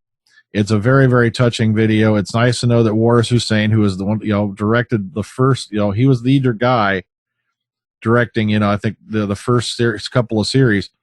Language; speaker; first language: English; native; English